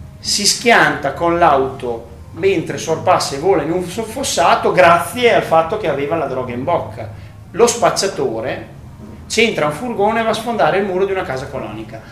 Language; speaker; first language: Italian; native; Italian